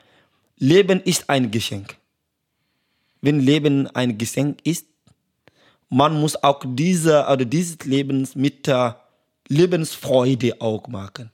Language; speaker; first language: German; non-native, learner; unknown